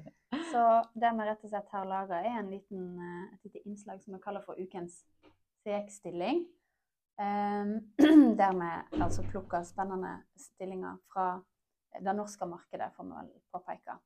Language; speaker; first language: Norwegian; native; Norwegian